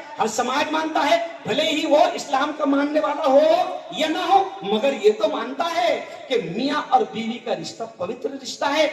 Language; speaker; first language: Urdu; native; Urdu